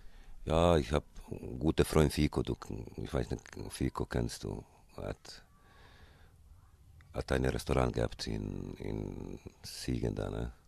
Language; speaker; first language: German; non-native, fluent; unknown